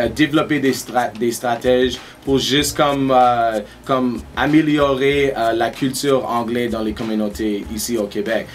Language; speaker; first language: French; non-native, local second language; English